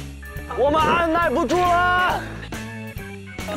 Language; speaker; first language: Chinese; native; Chinese